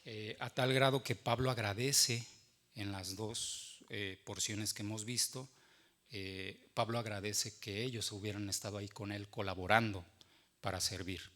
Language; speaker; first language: Spanish; native; Spanish